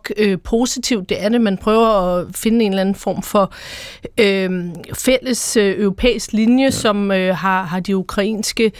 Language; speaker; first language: Danish; native; Danish